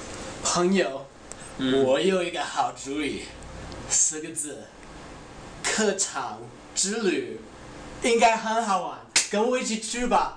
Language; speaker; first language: Chinese; non-native, learner; English